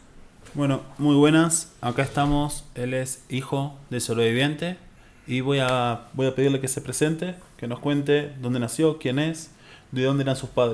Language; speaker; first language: Spanish; native; Spanish